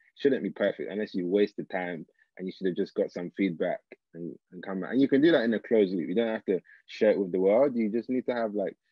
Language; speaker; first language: English; native; English